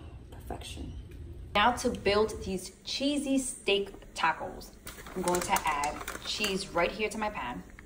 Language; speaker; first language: English; early bilingual, other home language; Spanish